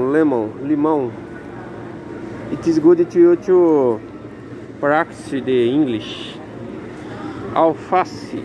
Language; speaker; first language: English; non-native, learner; Portuguese